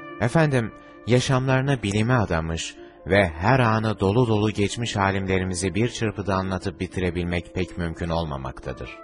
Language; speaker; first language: Turkish; native; Turkish